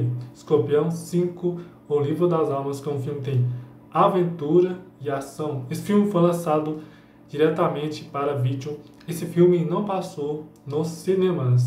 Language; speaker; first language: Portuguese; native; Portuguese